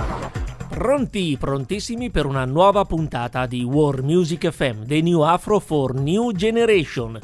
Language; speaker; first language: Italian; native; Italian